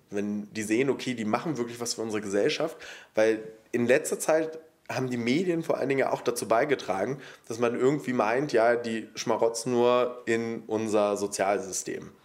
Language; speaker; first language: German; early bilingual, other home language; Polish